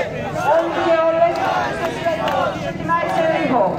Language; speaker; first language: Greek; native; Greek